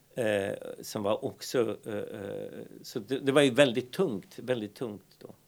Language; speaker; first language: Swedish; non-native, fluent; Bosnian